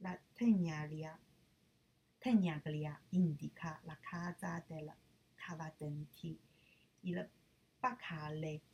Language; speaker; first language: Italian; non-native, learner; Chinese